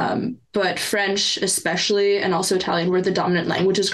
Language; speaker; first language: English; non-native, local second language; French